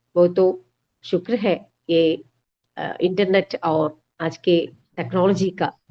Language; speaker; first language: Hindi; non-native, local second language; Malayalam